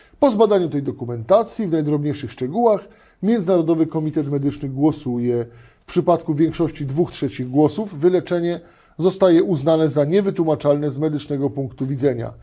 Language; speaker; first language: Polish; native; Polish